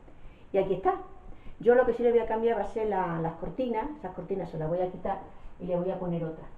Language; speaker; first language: Spanish; native; Spanish